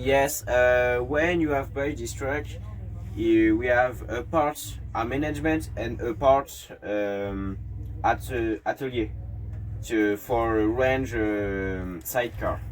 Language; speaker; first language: English; non-native, learner; French